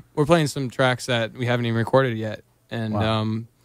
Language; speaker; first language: English; native; English